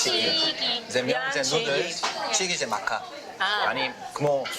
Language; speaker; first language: Hebrew; non-native, learner; Korean